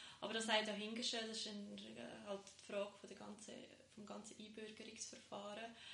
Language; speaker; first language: German; early bilingual, other home language; Bosnian